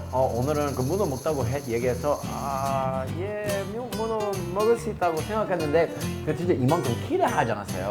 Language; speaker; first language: Korean; non-native, learner; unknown